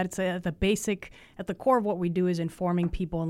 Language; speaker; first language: English; early bilingual, other home language; Spanish